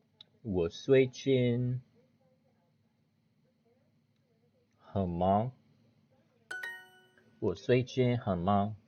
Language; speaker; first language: Chinese; non-native, learner; English